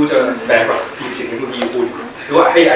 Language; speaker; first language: Thai; early bilingual, heritage; Thai